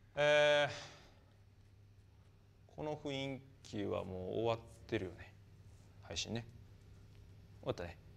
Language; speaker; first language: Japanese; native; Japanese